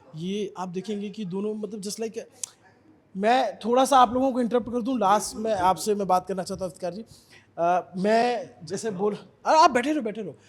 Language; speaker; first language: Hindi; native; Hindi